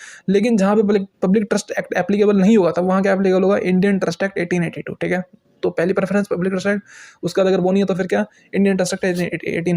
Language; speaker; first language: Hindi; native; Hindi